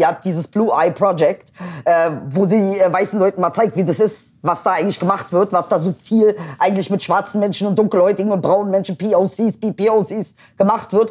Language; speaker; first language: German; early bilingual, other home language; Turkish